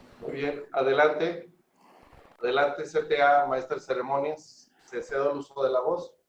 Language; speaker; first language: Spanish; native; Spanish